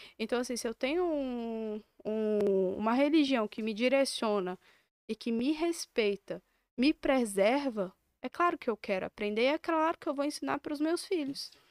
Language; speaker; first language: Portuguese; native; Portuguese